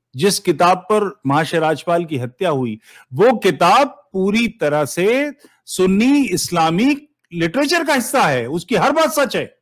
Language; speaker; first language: Hindi; native; Hindi